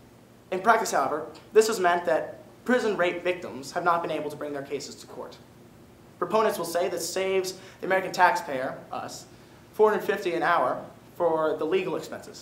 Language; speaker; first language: English; native; English